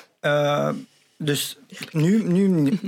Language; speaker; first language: Dutch; non-native, fluent; Arabic